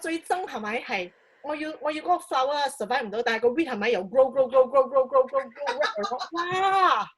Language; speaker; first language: Chinese; native; Chinese